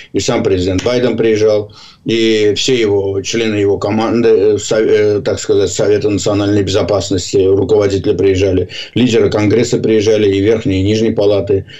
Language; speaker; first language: Russian; non-native, local second language; Azerbaijani